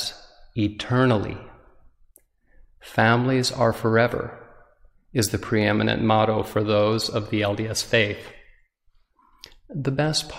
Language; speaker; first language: English; native; English